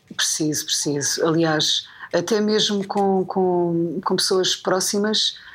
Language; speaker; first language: Portuguese; native; Portuguese